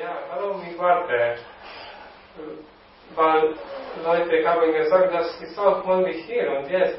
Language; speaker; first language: German; non-native, learner; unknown